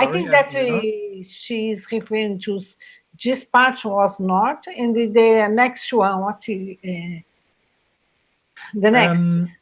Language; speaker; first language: English; non-native, fluent; Portuguese